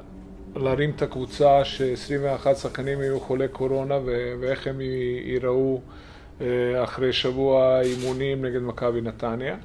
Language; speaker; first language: Hebrew; non-native, fluent; Serbian